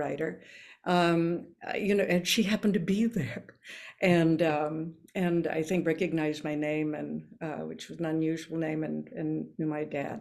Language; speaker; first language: English; early bilingual, other home language; Norwegian